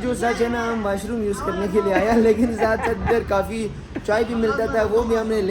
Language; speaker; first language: Hindi; non-native, local second language; Pashto